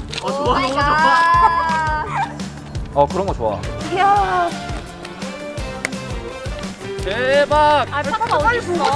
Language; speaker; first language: Korean; early bilingual, heritage; Korean